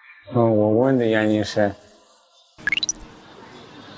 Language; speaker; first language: Chinese; early bilingual, heritage; English